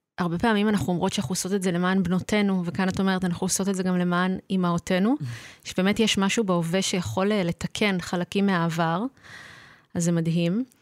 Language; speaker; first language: Hebrew; native; Hebrew